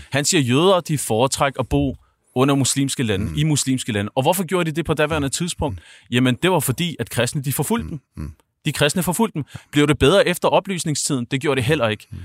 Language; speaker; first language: Danish; early bilingual, other home language; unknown